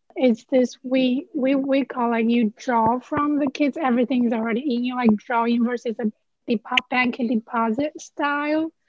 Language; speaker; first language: English; non-native, fluent; Chinese